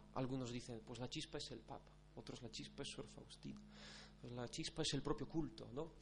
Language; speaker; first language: Spanish; non-native, fluent; Polish